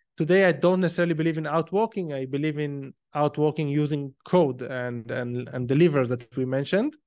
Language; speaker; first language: English; non-native, fluent; Hebrew